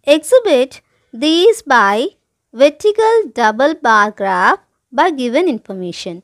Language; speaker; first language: English; non-native, local second language; Telugu